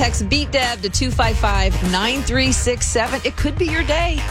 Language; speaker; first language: English; native; English